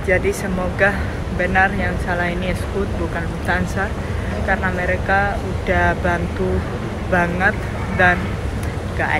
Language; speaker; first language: Indonesian; non-native, fluent; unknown